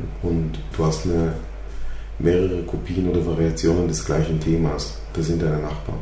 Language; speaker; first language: German; non-native, fluent; Hebrew